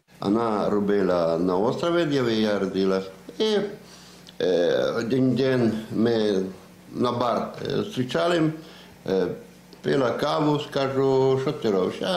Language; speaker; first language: Ukrainian; non-native, learner; Italian